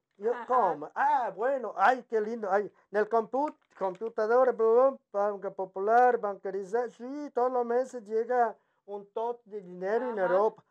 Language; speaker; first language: Spanish; non-native, learner; Italian